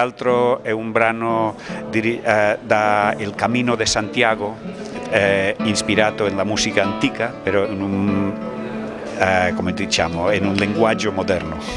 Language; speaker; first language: Italian; non-native, fluent; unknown